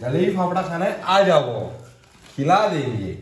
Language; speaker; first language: Hindi; non-native, local second language; Marathi